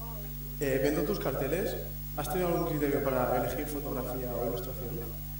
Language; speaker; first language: Spanish; native; Spanish